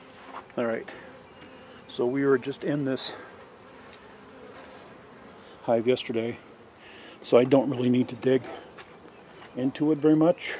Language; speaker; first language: English; native; English